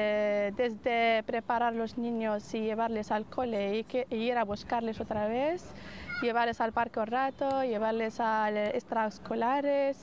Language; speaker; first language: Spanish; non-native, fluent; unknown